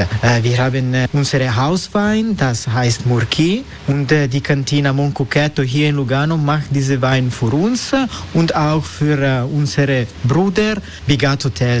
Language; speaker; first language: German; non-native, learner; Italian